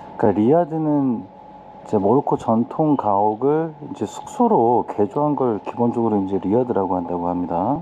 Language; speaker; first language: Korean; native; Korean